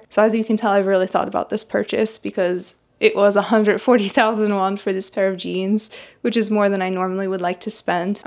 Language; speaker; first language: English; native; English